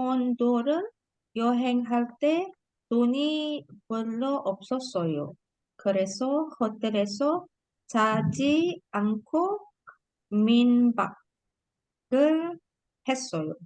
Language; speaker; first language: Korean; non-native, learner; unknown